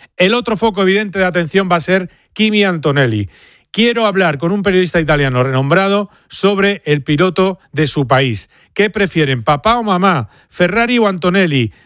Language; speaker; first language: Spanish; native; Spanish